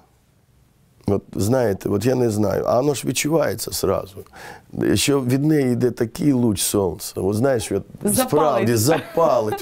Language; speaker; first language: Ukrainian; non-native, local second language; Romany